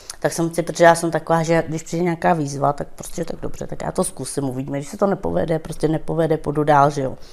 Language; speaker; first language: Czech; non-native, local second language; Romany